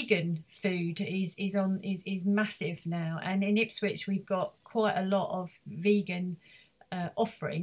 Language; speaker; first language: English; native; English